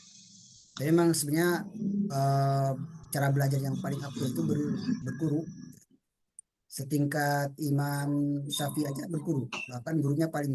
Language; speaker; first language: Indonesian; native; Indonesian